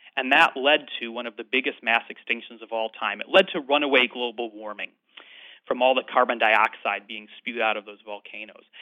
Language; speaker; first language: English; native; English